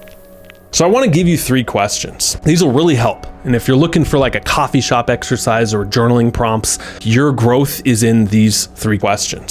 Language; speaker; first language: English; native; English